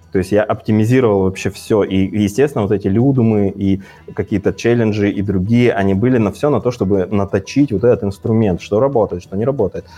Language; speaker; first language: Russian; native; Russian